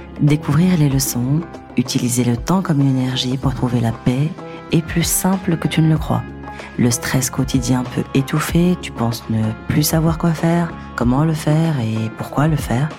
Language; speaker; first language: French; native; French